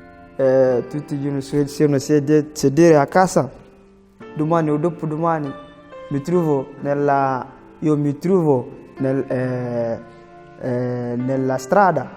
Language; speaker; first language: Italian; non-native, learner; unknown